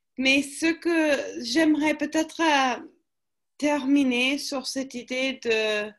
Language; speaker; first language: French; non-native, fluent; English